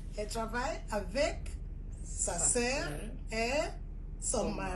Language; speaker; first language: French; non-native, fluent; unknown